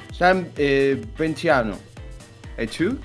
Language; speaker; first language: French; non-native, learner; Spanish